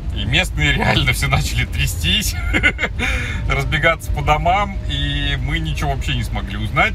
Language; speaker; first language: Russian; native; Russian